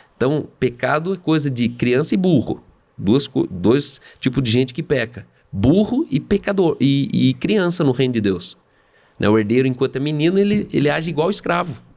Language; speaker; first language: Portuguese; native; Portuguese